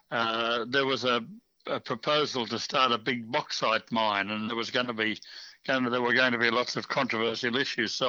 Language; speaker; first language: English; native; English